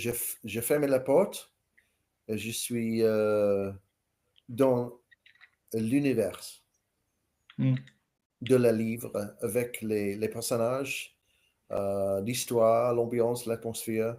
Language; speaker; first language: French; non-native, learner; English